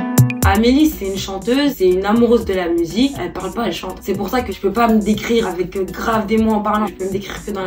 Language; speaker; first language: French; native; French